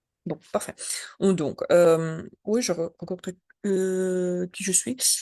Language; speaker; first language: French; non-native, learner; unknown